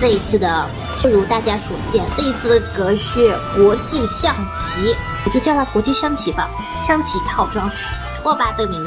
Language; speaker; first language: Chinese; native; Chinese